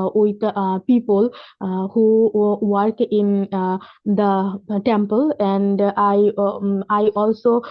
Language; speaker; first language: English; non-native, local second language; Bangla